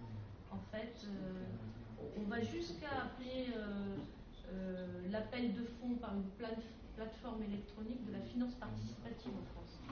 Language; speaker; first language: French; native; French